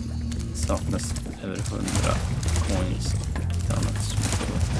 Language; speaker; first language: Swedish; native; Swedish